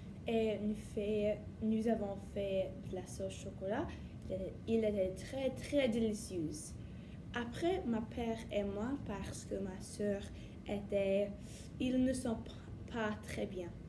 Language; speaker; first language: French; non-native, learner; English